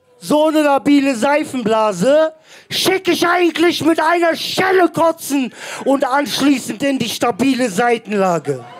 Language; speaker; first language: German; early bilingual, other home language; Greek